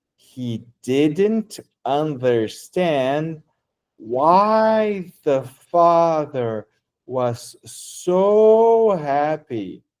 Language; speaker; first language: English; non-native, fluent; Portuguese